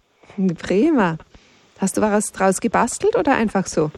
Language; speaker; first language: German; native; German